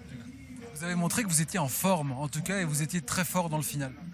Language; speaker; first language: French; native; French